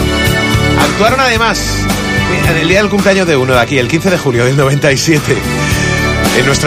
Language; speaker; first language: Spanish; native; Spanish